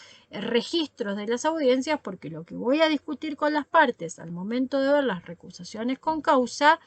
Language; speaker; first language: Spanish; native; Spanish